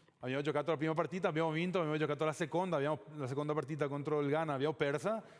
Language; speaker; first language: Italian; non-native, fluent; Spanish